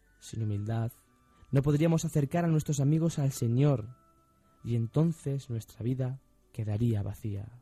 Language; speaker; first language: Spanish; native; Spanish